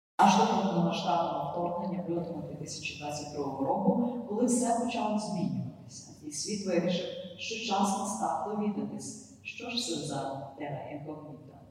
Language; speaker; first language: Ukrainian; native; Ukrainian